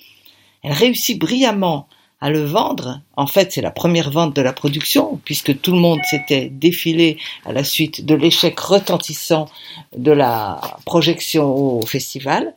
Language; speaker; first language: French; native; French